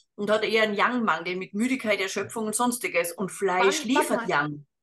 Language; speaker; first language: German; native; German